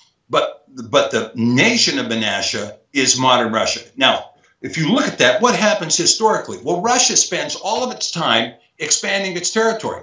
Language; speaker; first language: English; native; English